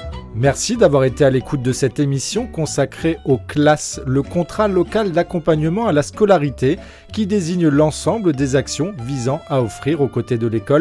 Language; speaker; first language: French; native; French